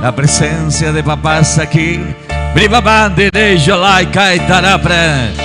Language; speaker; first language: Spanish; native; Spanish